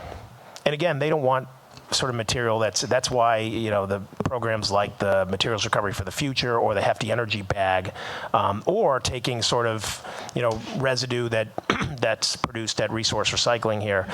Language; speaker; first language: English; native; English